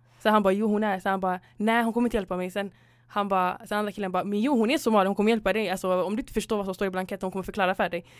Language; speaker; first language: Swedish; early bilingual, other home language; Somali